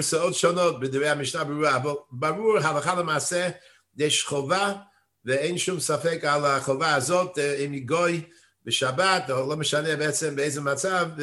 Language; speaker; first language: Hebrew; non-native, fluent; English